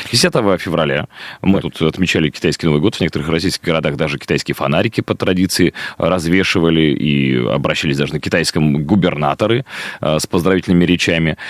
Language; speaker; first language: Russian; native; Russian